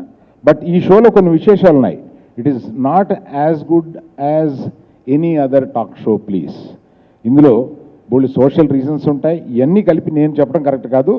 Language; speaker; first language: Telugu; native; Telugu